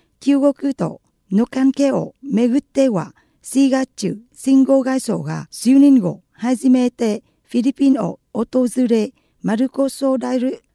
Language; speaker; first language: Japanese; non-native, fluent; Vietnamese